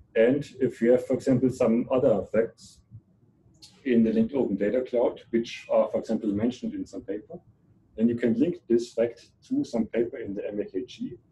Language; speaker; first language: English; non-native, fluent; German